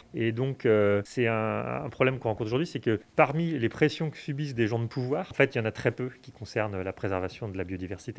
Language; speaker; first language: French; native; French